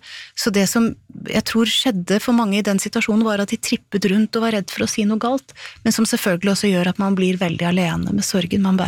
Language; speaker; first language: Norwegian; native; Norwegian